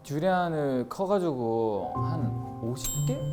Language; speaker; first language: Korean; non-native, fluent; Chinese